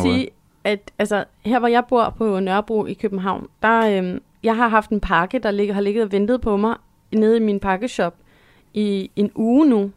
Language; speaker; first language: Danish; native; Danish